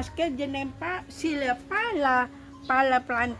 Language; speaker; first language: French; non-native, learner; Indonesian